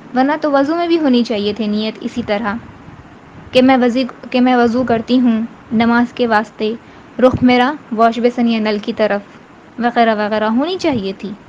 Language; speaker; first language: Urdu; native; Urdu